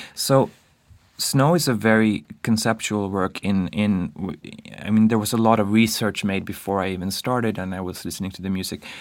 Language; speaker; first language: English; non-native, fluent; Swedish